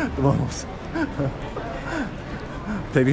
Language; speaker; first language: Spanish; non-native, learner; Korean